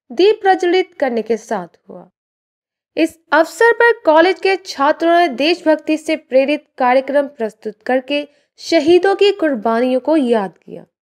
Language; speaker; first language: Hindi; native; Hindi